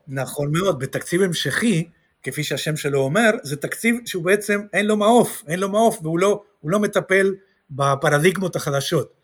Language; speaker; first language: Hebrew; non-native, fluent; Spanish